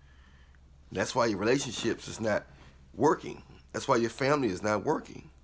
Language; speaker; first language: English; native; English